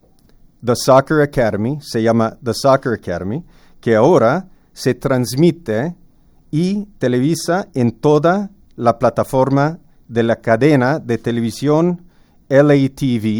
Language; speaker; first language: Spanish; non-native, fluent; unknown